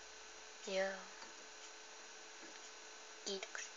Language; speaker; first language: Finnish; native; Finnish